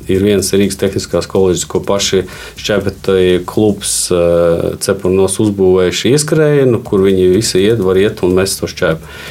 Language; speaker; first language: Latvian; non-native, local second language; Russian